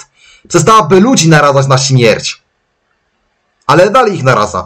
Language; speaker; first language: Polish; native; Polish